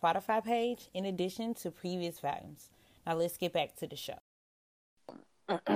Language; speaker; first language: English; native; English